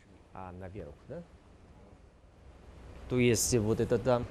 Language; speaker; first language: Russian; non-native, learner; Korean